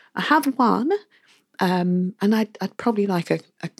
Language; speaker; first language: English; native; English